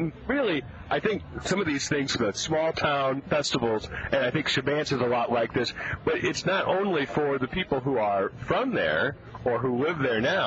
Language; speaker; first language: English; native; English